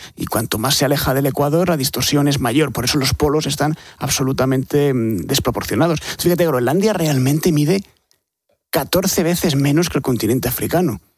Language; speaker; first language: Spanish; native; Spanish